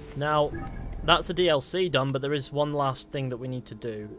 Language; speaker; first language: English; native; English